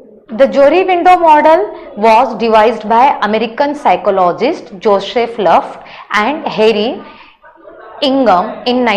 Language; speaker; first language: English; non-native, local second language; Hindi